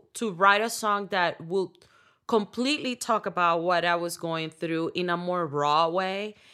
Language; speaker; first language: English; non-native, fluent; Spanish